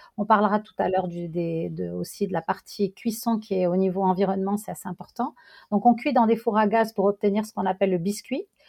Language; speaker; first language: French; non-native, local second language; Arabic